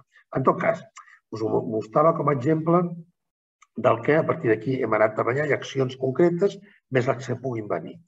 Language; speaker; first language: Catalan; native; Catalan